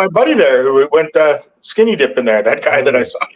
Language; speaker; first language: English; native; English